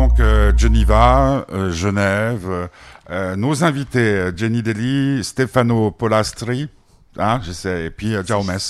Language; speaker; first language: French; native; French